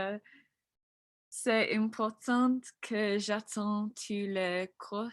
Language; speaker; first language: French; non-native, learner; English